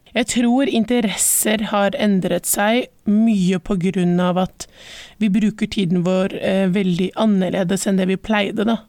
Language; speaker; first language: Norwegian; early bilingual, other home language; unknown